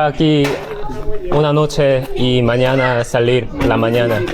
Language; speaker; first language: Spanish; non-native, learner; Korean